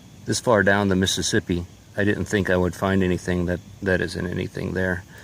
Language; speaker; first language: English; native; English